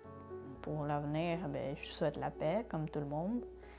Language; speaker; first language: French; early bilingual, other home language; Ukrainian